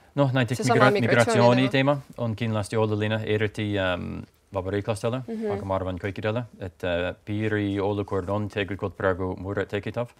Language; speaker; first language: Estonian; non-native, fluent; English